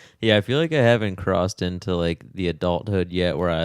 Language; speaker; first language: English; native; English